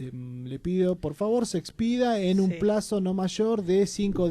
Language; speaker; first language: Spanish; native; Spanish